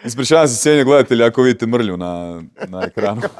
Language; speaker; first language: Croatian; native; Croatian